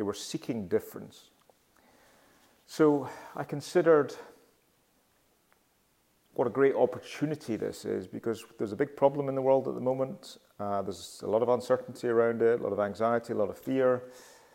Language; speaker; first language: English; native; English